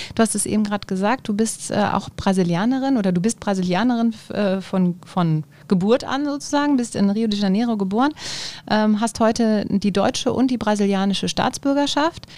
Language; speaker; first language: German; native; German